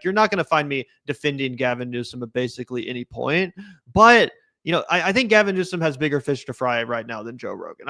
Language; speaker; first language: English; native; English